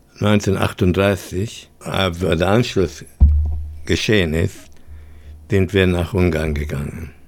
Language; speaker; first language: German; early bilingual, heritage; German